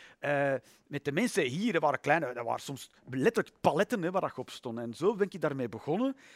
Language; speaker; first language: Dutch; native; Dutch